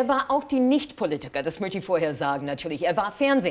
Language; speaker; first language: German; non-native, fluent; English